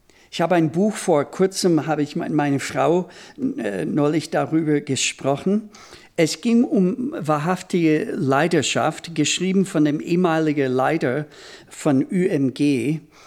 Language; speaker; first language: German; non-native, fluent; English